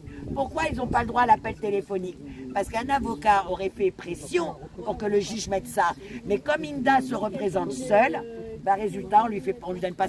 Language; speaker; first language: French; native; French